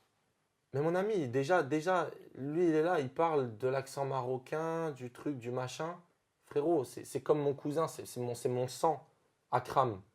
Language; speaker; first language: French; native; French